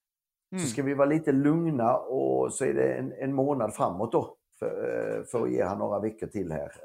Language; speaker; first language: Swedish; native; Swedish